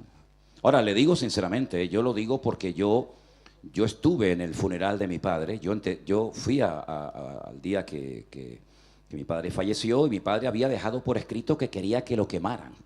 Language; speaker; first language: Spanish; native; Spanish